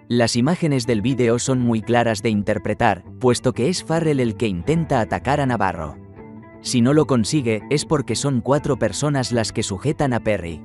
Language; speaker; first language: Spanish; native; Spanish